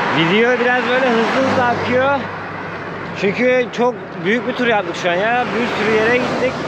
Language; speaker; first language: Turkish; native; Turkish